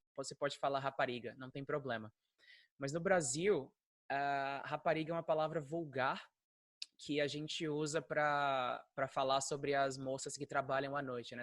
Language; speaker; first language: Portuguese; native; Portuguese